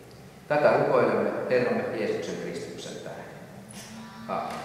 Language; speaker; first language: Finnish; native; Finnish